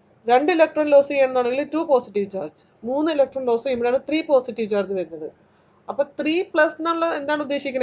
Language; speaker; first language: Malayalam; native; Malayalam